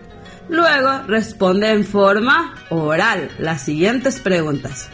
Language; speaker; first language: Spanish; native; Spanish